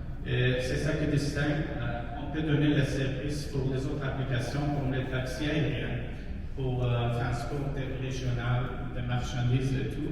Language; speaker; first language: French; non-native, fluent; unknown